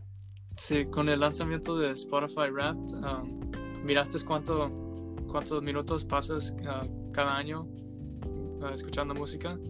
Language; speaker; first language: Spanish; non-native, learner; English